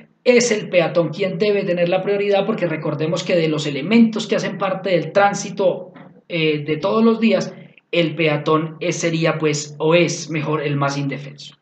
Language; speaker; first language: Spanish; native; Spanish